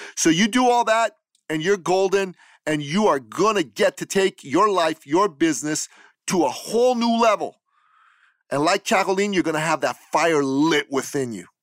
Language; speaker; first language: English; native; English